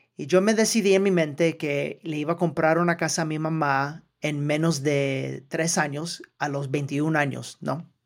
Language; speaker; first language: Spanish; early bilingual, heritage; Spanish